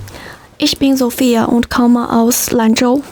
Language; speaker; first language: German; non-native, learner; Chinese